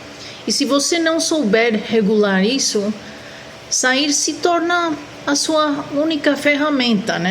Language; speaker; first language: Portuguese; non-native, fluent; Spanish